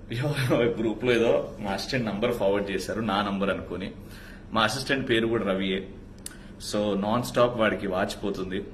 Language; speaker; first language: Telugu; native; Telugu